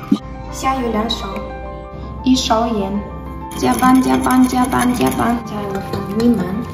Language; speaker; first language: Chinese; non-native, learner; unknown